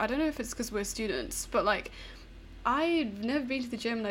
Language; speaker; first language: English; native; English